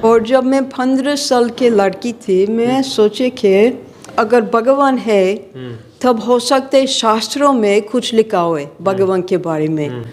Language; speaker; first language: Hindi; non-native, fluent; English